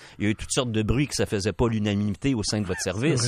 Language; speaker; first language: French; native; French